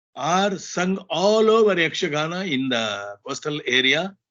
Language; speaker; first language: English; non-native, local second language; Kannada